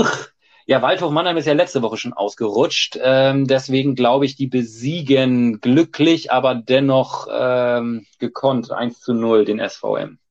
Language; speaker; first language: German; native; German